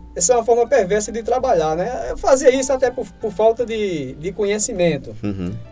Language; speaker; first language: Portuguese; native; Portuguese